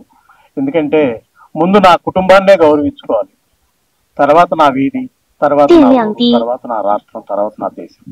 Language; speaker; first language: Telugu; native; Telugu